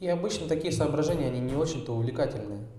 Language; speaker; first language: Russian; native; Russian